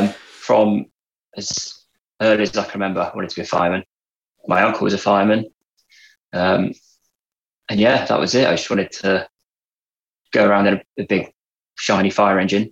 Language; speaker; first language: English; native; English